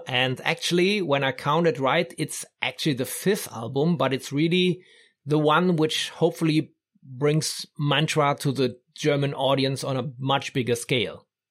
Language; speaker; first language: English; non-native, fluent; German